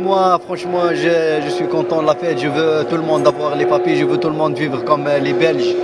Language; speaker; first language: French; non-native, learner; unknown